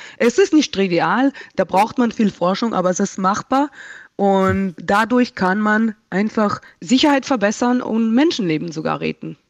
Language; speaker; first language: German; non-native, fluent; Hebrew